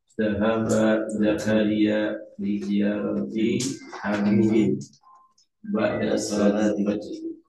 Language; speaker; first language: Arabic; non-native, learner; Indonesian